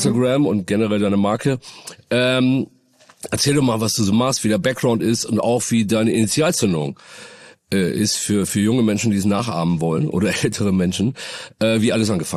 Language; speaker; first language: German; native; German